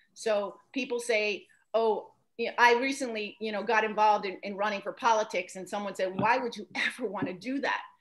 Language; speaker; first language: English; native; English